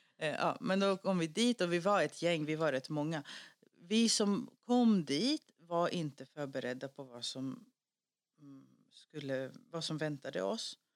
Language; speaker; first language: Swedish; early bilingual, other home language; Greek